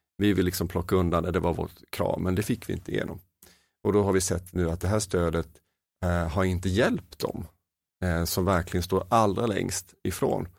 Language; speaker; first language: Swedish; native; Swedish